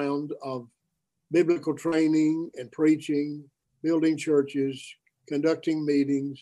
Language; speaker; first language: English; native; English